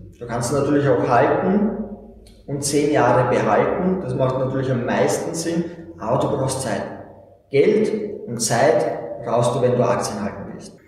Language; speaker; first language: German; native; German